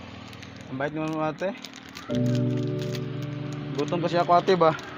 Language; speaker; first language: Filipino; non-native, local second language; Cebuano